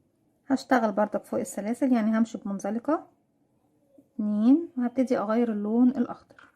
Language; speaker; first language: Arabic; native; Arabic